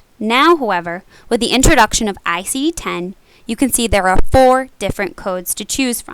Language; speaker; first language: English; native; English